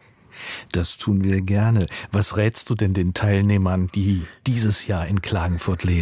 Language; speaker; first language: German; native; German